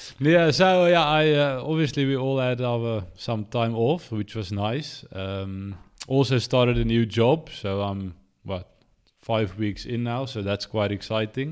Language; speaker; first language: English; non-native, local second language; Afrikaans